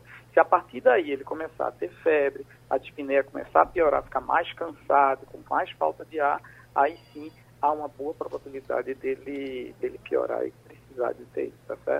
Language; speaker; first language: Portuguese; native; Portuguese